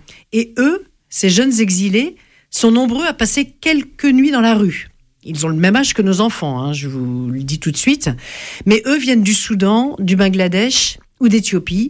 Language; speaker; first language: French; native; French